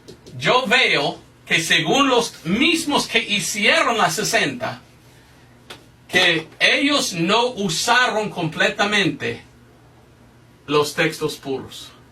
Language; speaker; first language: Spanish; non-native, fluent; English